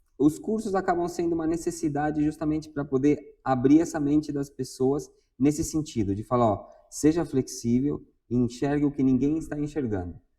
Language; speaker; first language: Portuguese; non-native, fluent; Spanish